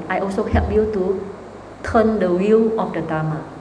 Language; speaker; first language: English; non-native, local second language; Chinese